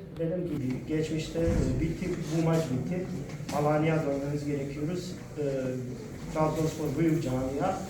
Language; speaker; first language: Turkish; non-native, fluent; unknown